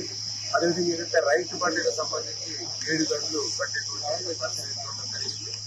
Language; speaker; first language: Telugu; native; Telugu